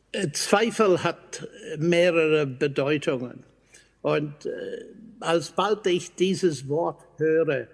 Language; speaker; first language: German; non-native, fluent; English